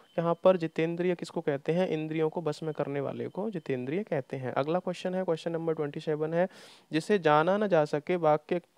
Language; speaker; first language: Hindi; native; Hindi